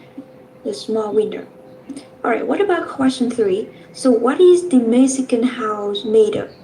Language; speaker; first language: English; non-native, fluent; Vietnamese